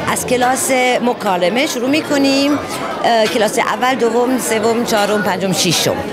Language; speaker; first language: Persian; early bilingual, heritage; Persian